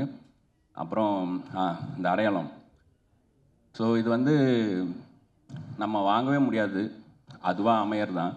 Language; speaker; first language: Tamil; native; Tamil